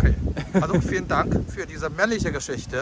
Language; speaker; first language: German; non-native, fluent; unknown